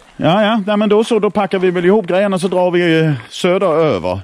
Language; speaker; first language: Swedish; native; Swedish